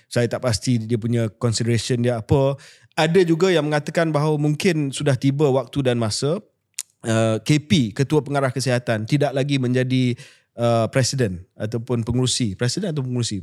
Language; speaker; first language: Malay; native; Malay